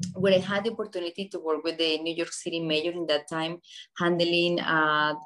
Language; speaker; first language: English; non-native, fluent; Spanish